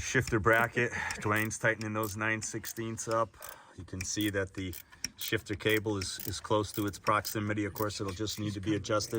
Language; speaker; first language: English; native; English